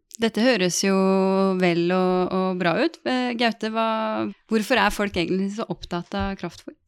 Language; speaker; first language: Norwegian; native; Norwegian